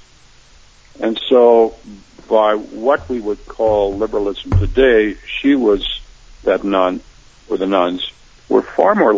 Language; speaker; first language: English; native; English